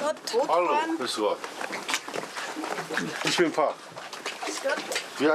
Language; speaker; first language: German; non-native, learner; Korean